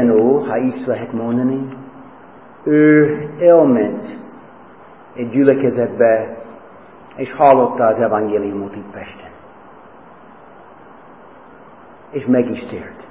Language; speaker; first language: Hungarian; non-native, fluent; English